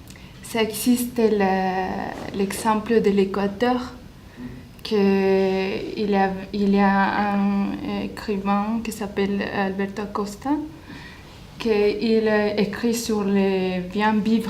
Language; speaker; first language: French; non-native, learner; Spanish